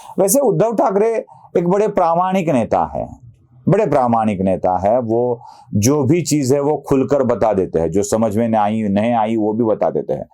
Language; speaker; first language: Hindi; non-native, local second language; Marathi